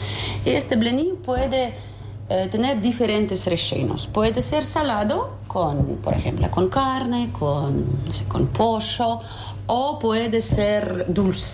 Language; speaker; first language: Spanish; non-native, fluent; Russian